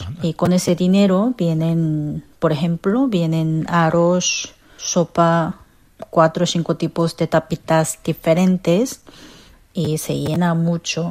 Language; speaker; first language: Spanish; non-native, fluent; Korean